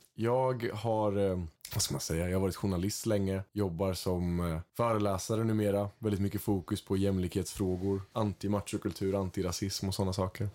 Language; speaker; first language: Swedish; early bilingual, other home language; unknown